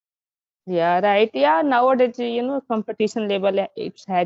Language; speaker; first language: English; non-native, learner; Hindi